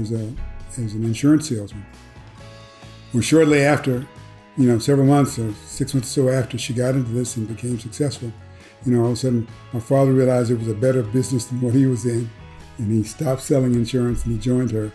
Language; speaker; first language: English; native; English